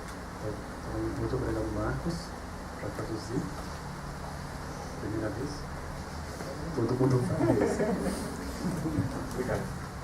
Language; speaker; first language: Portuguese; non-native, fluent; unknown